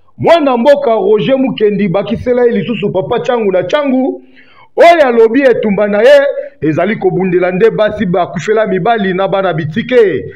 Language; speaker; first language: Lingala; native; Lingala